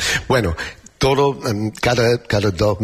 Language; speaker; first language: Spanish; non-native, learner; English